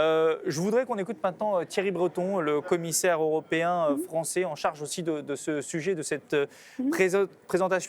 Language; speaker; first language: French; native; French